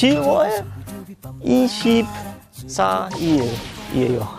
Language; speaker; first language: Korean; non-native, learner; German